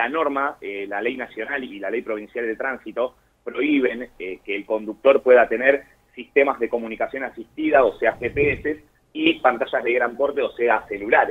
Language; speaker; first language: Spanish; native; Spanish